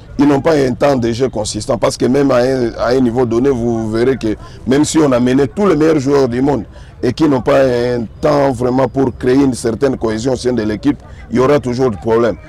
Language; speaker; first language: French; non-native, local second language; Swahili